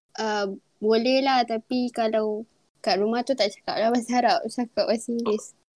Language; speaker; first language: Malay; native; Malay